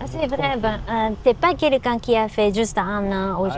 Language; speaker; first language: French; non-native, learner; Japanese